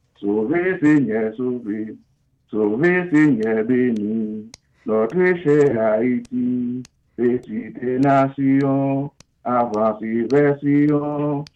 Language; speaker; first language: French; non-native, local second language; Haitian Creole